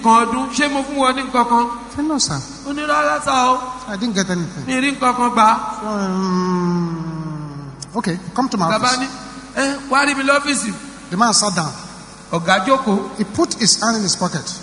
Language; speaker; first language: English; non-native, local second language; Yoruba